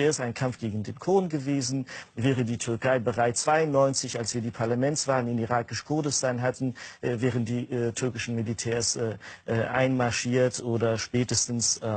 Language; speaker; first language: German; non-native, fluent; Kurdish